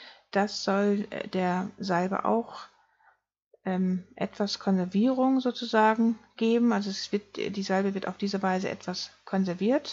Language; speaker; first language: German; native; German